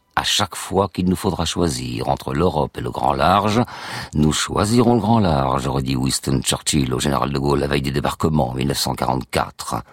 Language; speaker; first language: French; native; French